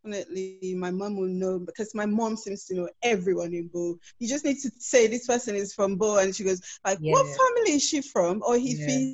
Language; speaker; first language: English; non-native, local second language; Krio